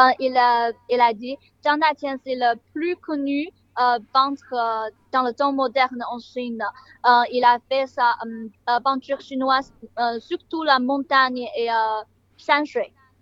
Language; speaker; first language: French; non-native, learner; Chinese